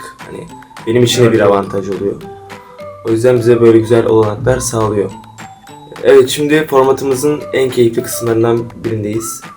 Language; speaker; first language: Turkish; native; Turkish